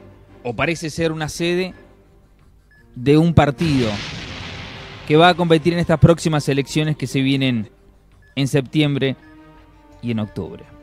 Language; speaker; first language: Spanish; native; Spanish